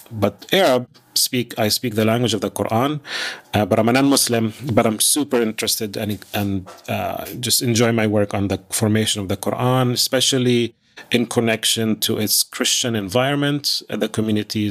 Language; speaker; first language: English; non-native, fluent; Arabic